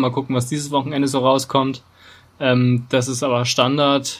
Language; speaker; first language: German; native; German